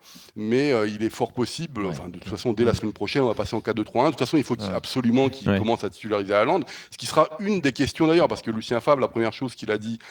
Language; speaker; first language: French; native; French